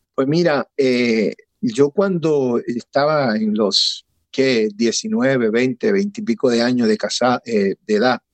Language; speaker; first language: Spanish; early bilingual, heritage; Spanish